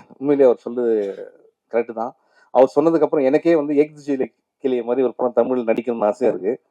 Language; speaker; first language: Tamil; native; Tamil